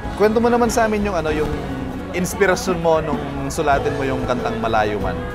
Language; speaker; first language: Filipino; native; Filipino